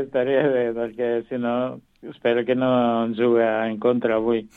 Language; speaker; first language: Catalan; non-native, fluent; Kabuverdianu